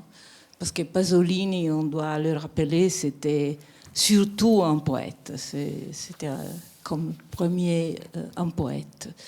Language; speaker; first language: French; non-native, fluent; Italian